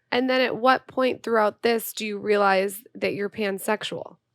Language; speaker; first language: English; native; English